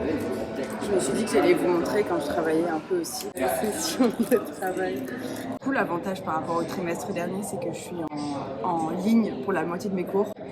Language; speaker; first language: French; native; French